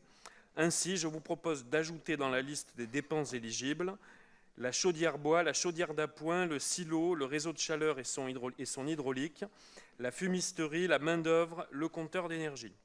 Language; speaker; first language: French; native; French